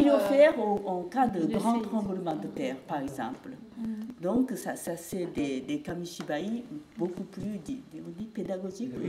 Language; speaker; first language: French; non-native, fluent; Japanese